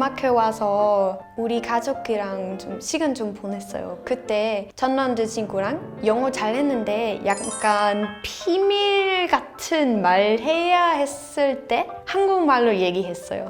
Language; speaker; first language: Korean; non-native, fluent; Danish